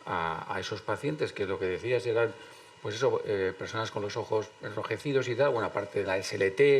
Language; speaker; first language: Spanish; native; Spanish